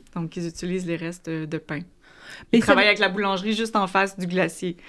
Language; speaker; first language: French; native; French